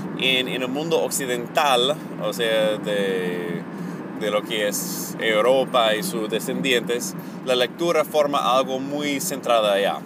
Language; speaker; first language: Spanish; non-native, fluent; English